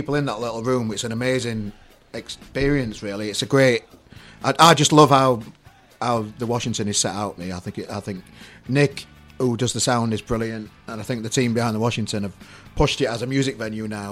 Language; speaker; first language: English; native; English